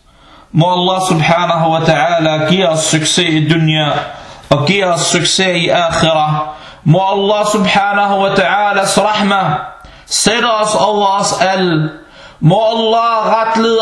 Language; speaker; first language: Danish; non-native, fluent; Arabic